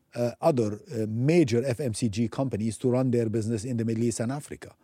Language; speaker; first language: English; non-native, fluent; Arabic